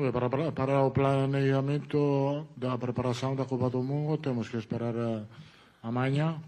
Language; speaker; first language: Portuguese; non-native, learner; Italian